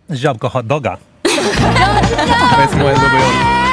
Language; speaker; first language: Polish; non-native, learner; English